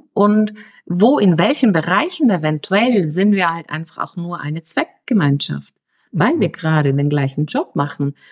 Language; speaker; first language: German; early bilingual, other home language; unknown